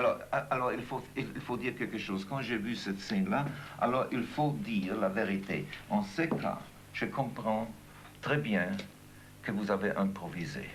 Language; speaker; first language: French; non-native, fluent; German